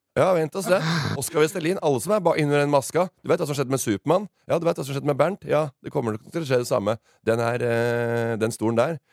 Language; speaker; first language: Norwegian; native; Norwegian